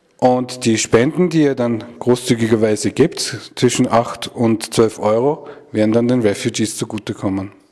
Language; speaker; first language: German; native; German